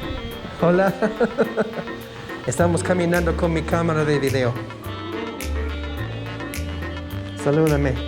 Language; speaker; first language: Spanish; non-native, learner; English